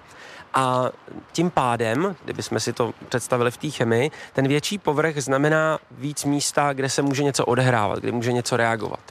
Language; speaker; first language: Czech; native; Czech